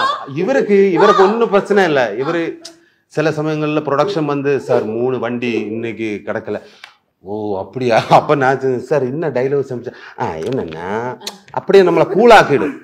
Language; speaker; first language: Tamil; non-native, learner; Malayalam